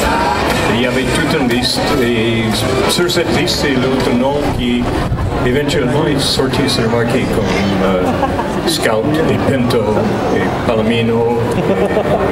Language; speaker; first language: French; non-native, fluent; English